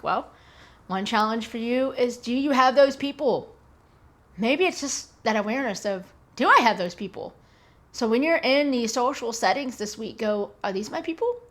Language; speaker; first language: English; native; English